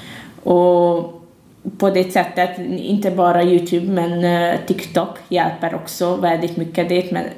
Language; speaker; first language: Swedish; non-native, fluent; Hungarian